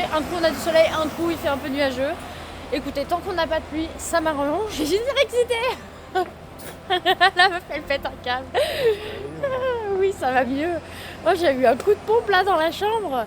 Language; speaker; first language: French; native; French